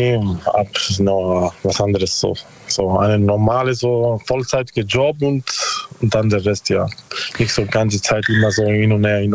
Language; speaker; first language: German; non-native, learner; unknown